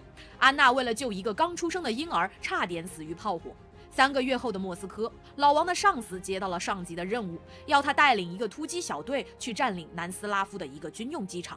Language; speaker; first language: Chinese; native; Chinese